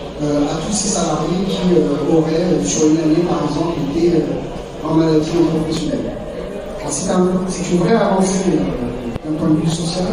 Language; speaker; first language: French; native; French